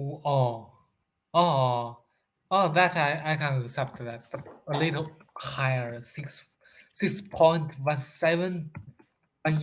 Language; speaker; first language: English; non-native, learner; Chinese